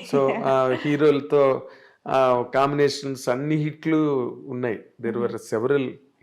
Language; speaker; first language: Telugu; native; Telugu